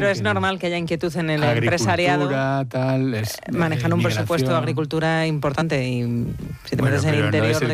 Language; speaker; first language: Spanish; native; Spanish